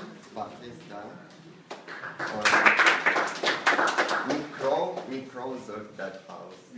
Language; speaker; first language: German; non-native, fluent; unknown